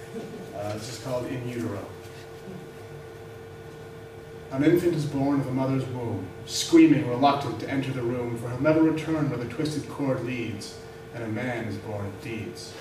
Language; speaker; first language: English; native; English